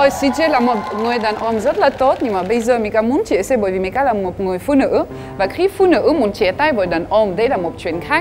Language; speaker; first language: Vietnamese; non-native, fluent; French